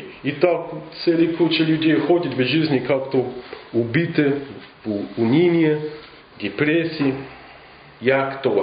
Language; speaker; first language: Russian; non-native, fluent; English